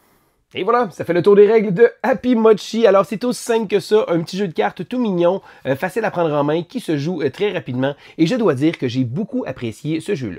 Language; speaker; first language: French; native; French